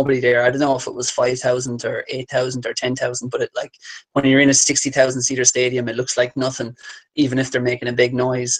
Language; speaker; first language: English; native; English